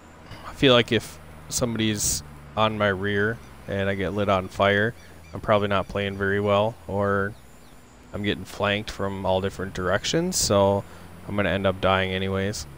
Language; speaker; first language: English; native; English